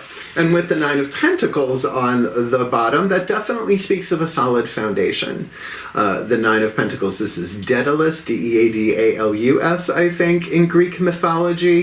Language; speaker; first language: English; native; English